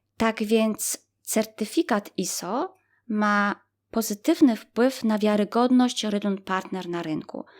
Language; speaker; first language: Polish; native; Polish